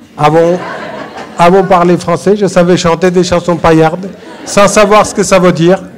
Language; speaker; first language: French; non-native, fluent; Armenian